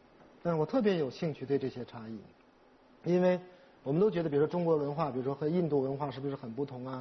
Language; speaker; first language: Chinese; native; Chinese